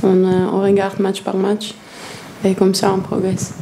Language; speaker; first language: French; non-native, fluent; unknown